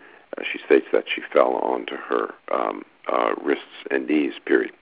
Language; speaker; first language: English; native; English